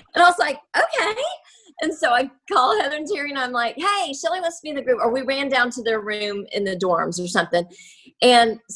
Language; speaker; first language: English; native; English